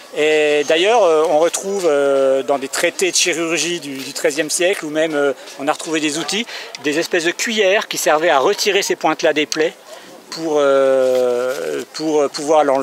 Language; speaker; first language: French; native; French